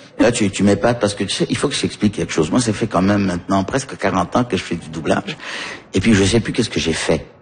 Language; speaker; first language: French; early bilingual, heritage; French